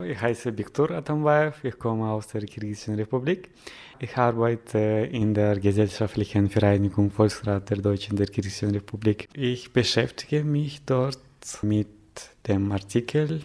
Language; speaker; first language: German; non-native, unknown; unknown